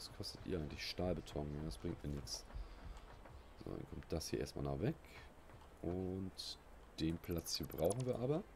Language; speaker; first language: German; native; German